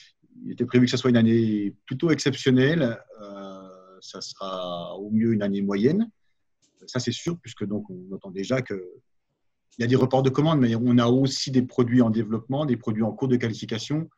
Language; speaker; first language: French; native; French